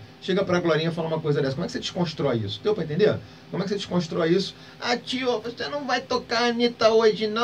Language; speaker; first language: Portuguese; native; Portuguese